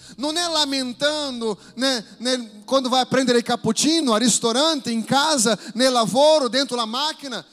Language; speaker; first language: Italian; non-native, fluent; Portuguese